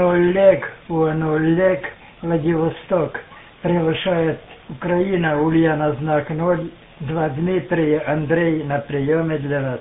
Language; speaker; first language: Russian; non-native, local second language; Ukrainian